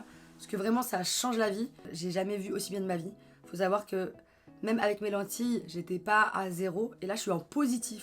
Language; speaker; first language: French; native; French